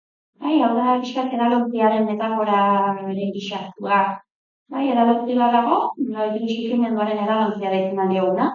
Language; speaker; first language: Basque; native; Basque